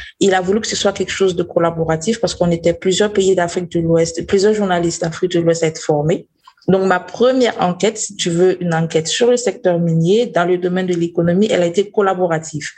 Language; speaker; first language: French; non-native, local second language; Mossi